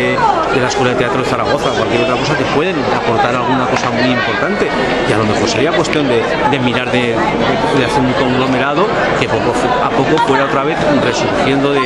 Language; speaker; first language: Spanish; native; Spanish